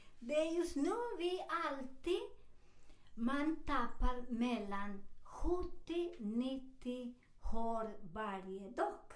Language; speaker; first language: Swedish; non-native, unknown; Spanish